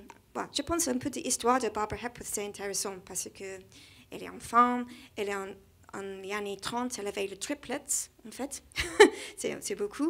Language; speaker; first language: French; non-native, learner; English